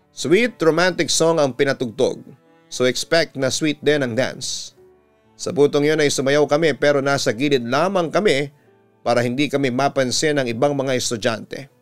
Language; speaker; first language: Filipino; native; Filipino